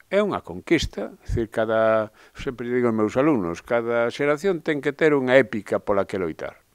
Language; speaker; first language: Galician; non-native, local second language; Spanish